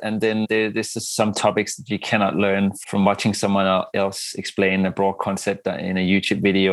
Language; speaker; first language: English; non-native, fluent; Danish